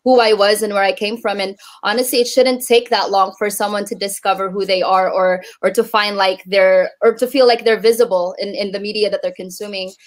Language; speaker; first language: English; native; English